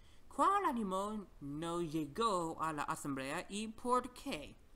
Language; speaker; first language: Spanish; non-native, learner; English